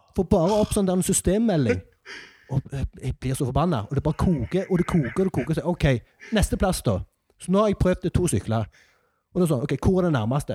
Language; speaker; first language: Norwegian; native; Norwegian